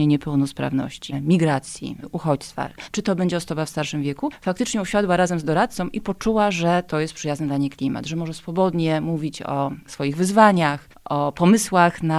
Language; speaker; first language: Polish; native; Polish